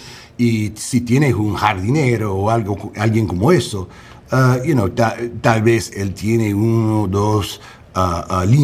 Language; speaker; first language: Spanish; early bilingual, heritage; English